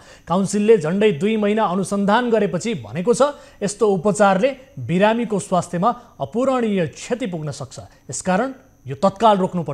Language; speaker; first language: Nepali; native; Nepali